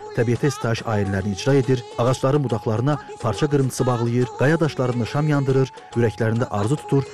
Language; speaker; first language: Azerbaijani; native; Azerbaijani